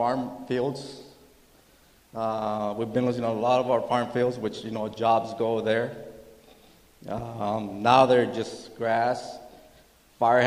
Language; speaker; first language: English; early bilingual, other home language; Spanish